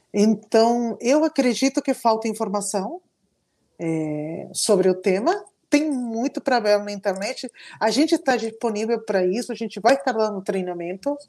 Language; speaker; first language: Portuguese; non-native, fluent; Spanish